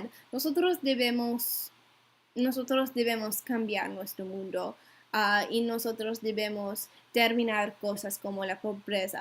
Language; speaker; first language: Spanish; non-native, learner; English